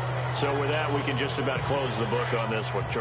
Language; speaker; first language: English; native; English